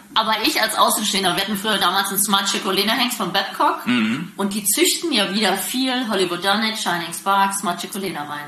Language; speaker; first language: German; native; German